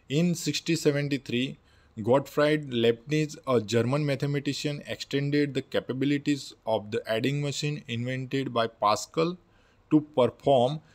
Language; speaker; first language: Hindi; non-native, local second language; Gujarati